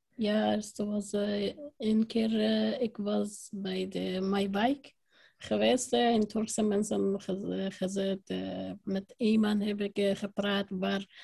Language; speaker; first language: Dutch; non-native, learner; Persian